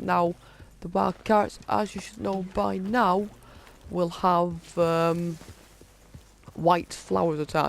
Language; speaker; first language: English; native; English